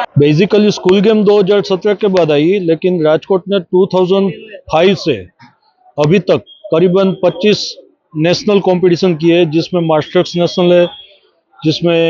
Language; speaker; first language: Hindi; non-native, local second language; Gujarati